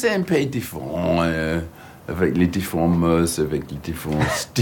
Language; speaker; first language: French; non-native, fluent; English